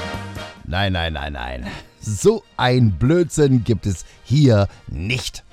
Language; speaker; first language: German; native; German